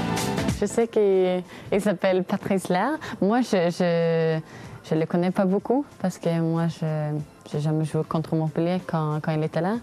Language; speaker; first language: French; non-native, fluent; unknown